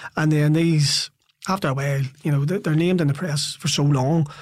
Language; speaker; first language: English; native; English